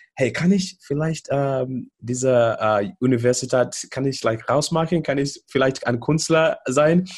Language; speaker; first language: German; non-native, learner; English